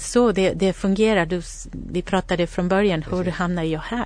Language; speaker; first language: Swedish; non-native, fluent; Spanish